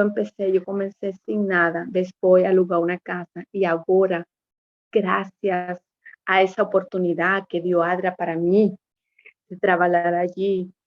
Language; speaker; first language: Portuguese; non-native, learner; Spanish